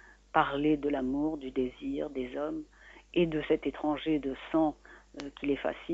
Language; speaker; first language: French; native; French